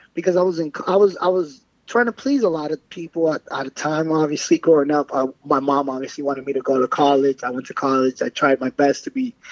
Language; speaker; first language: English; non-native, fluent; Spanish